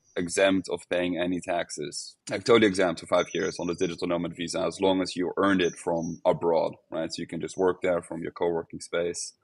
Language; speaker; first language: English; non-native, fluent; Dutch